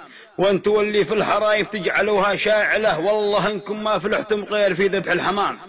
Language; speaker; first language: Arabic; native; Arabic